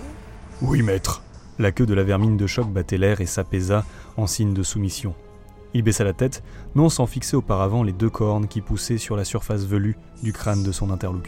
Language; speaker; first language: French; native; French